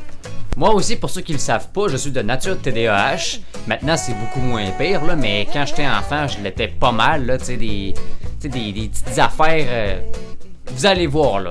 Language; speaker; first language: French; native; French